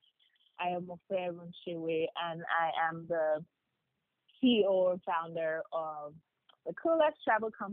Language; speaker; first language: English; non-native, local second language; Yoruba